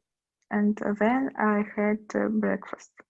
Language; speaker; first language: English; non-native, learner; Russian